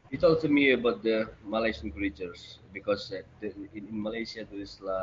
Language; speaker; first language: English; non-native, learner; Indonesian